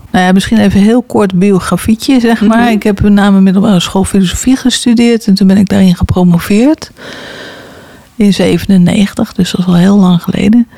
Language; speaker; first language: Dutch; native; Dutch